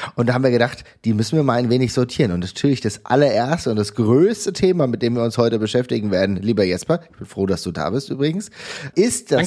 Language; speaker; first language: German; native; German